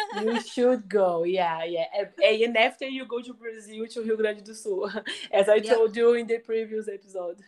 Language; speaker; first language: English; non-native, fluent; Portuguese